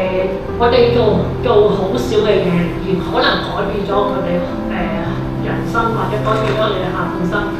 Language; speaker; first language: Cantonese; native; Cantonese